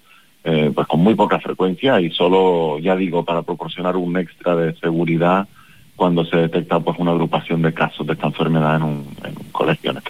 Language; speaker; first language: Spanish; native; Spanish